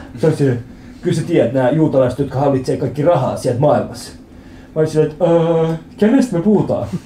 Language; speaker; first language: Finnish; early bilingual, other home language; Persian